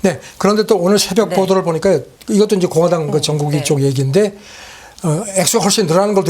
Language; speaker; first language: Korean; native; Korean